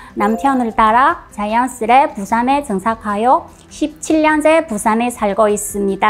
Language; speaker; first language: Korean; non-native, fluent; Chinese